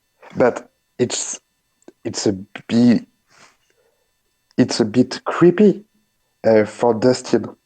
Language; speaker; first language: English; non-native, learner; French